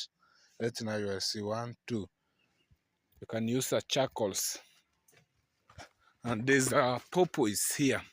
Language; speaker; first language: English; non-native, learner; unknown